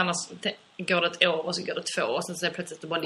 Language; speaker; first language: Swedish; native; Swedish